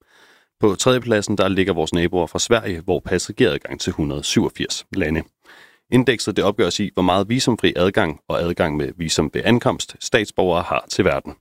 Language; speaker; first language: Danish; native; Danish